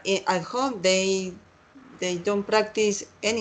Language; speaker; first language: English; non-native, learner; Spanish